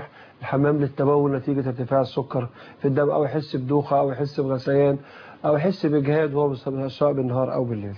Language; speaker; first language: Arabic; native; Arabic